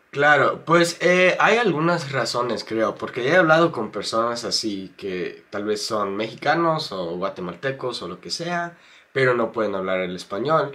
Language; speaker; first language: Spanish; non-native, fluent; English